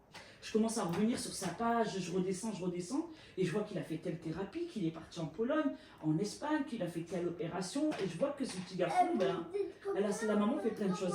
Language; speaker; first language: French; native; French